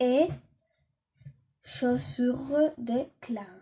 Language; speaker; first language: French; non-native, learner; Catalan